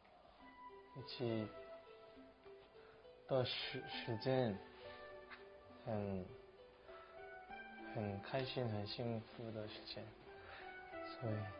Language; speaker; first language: Chinese; non-native, learner; Korean